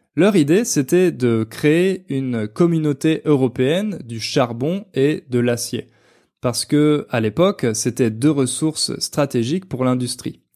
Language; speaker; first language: French; native; French